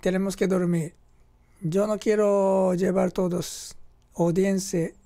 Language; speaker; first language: Spanish; non-native, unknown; Japanese